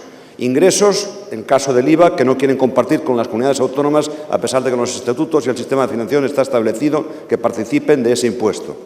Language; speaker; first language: Spanish; non-native, local second language; Catalan